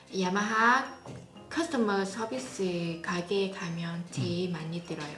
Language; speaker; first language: Korean; non-native, learner; Vietnamese